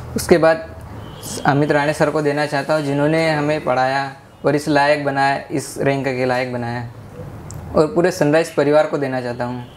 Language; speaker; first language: Hindi; native; Hindi